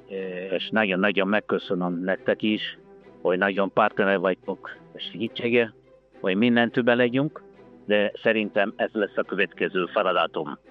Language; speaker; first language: Hungarian; non-native, fluent; Italian